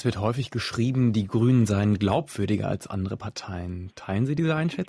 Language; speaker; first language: German; native; German